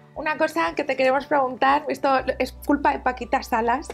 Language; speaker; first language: Spanish; native; Spanish